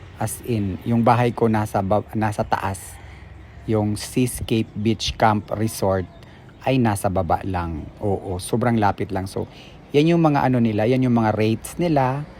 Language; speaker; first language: Filipino; non-native, local second language; Cebuano